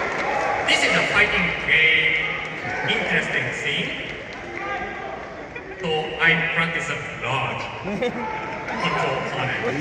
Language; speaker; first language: English; non-native, learner; Japanese